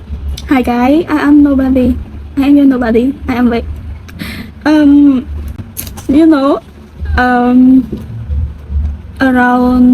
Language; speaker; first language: English; non-native, learner; Khmer